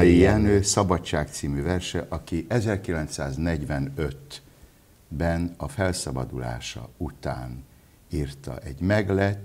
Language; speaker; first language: Hungarian; native; Hungarian